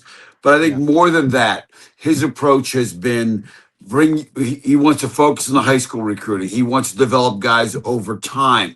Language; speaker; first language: English; native; English